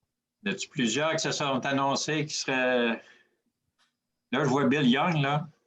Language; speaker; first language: French; native; French